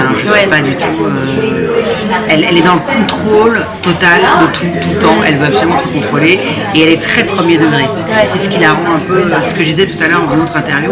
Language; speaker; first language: French; native; French